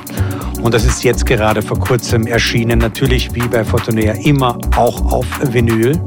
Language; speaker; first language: German; native; German